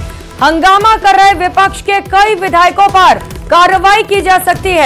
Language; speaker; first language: Hindi; native; Hindi